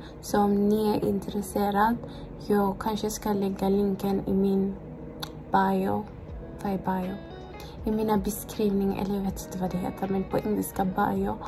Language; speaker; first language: Swedish; non-native, fluent; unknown